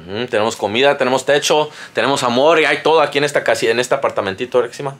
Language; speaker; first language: Spanish; early bilingual, heritage; Spanish